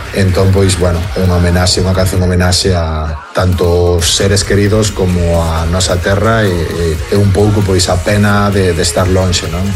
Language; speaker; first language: Galician; non-native, local second language; Spanish